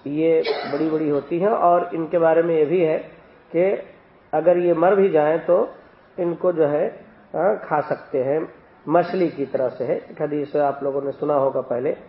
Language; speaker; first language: Urdu; native; Urdu